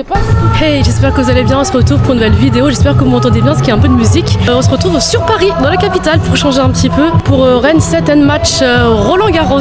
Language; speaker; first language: French; native; French